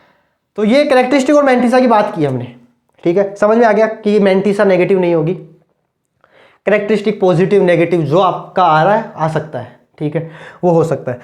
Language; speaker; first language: Hindi; native; Hindi